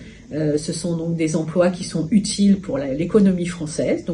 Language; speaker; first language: French; native; French